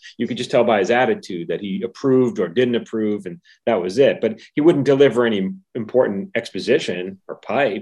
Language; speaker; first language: English; native; English